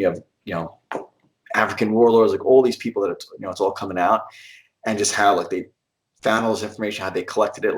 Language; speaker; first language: English; native; English